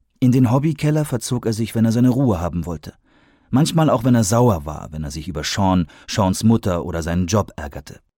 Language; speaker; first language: German; native; German